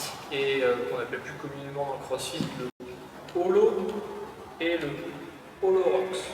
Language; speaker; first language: French; native; French